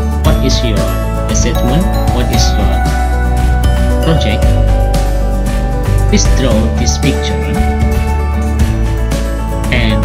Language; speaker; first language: English; non-native, learner; Indonesian